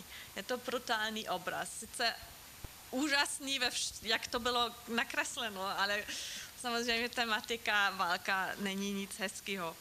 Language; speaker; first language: Czech; non-native, fluent; German